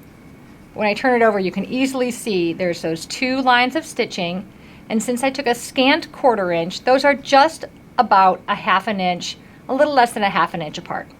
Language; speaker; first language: English; native; English